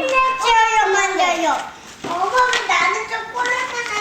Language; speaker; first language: Korean; early bilingual, heritage; Korean